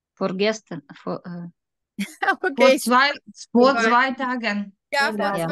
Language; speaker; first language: German; non-native, learner; Ukrainian